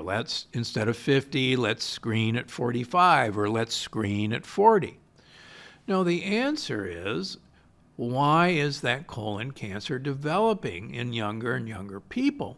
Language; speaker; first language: English; native; English